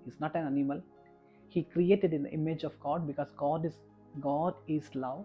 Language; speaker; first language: English; non-native, local second language; Kannada